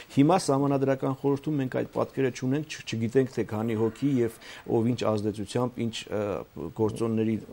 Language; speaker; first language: Armenian; native; Armenian